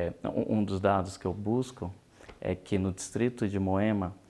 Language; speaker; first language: Portuguese; native; Portuguese